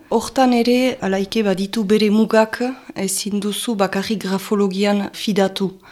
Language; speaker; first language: Basque; native; Basque